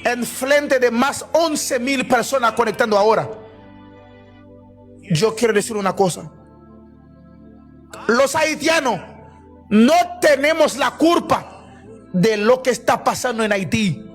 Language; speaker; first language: Spanish; non-native, fluent; Haitian Creole